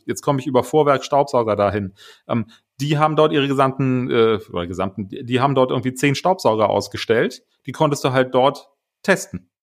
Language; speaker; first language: German; native; German